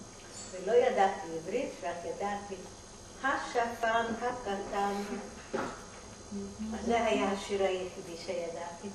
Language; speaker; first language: Hebrew; non-native, fluent; German